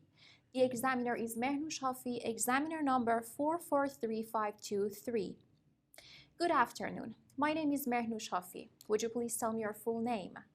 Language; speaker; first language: English; non-native, fluent; Persian